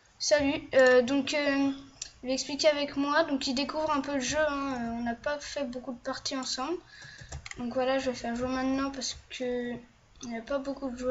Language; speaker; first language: French; native; French